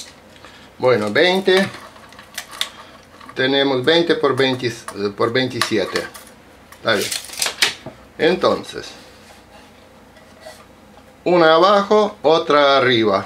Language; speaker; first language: Spanish; non-native, learner; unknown